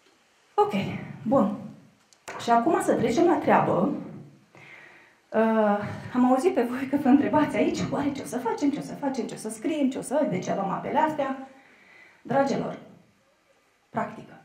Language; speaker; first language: Romanian; native; Romanian